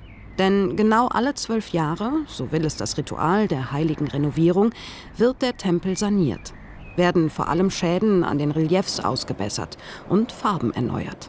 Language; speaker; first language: German; native; German